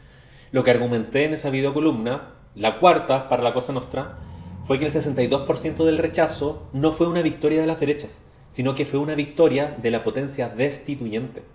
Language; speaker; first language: Spanish; native; Spanish